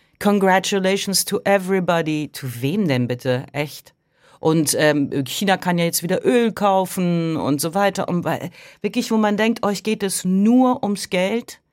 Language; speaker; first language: German; early bilingual, heritage; Persian